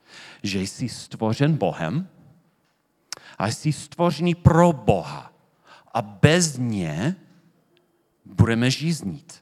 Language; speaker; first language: Czech; non-native, fluent; English